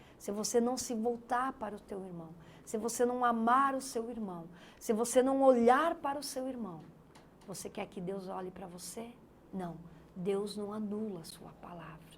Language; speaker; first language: Portuguese; native; Portuguese